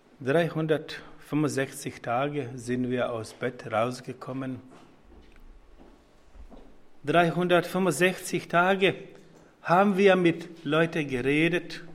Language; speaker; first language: German; non-native, fluent; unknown